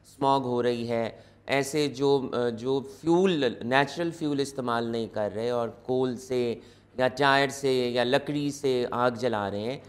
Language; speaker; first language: Urdu; non-native, local second language; Punjabi